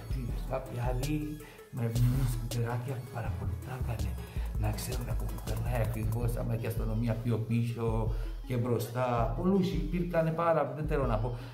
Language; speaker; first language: Greek; non-native, fluent; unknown